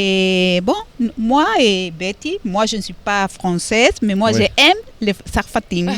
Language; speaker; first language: French; non-native, fluent; Spanish